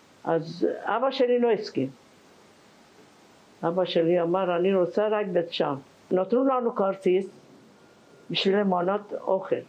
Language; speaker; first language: Hebrew; non-native, fluent; Persian